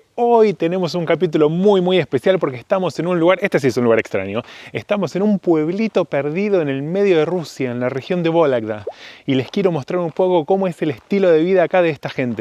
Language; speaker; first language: Spanish; native; Spanish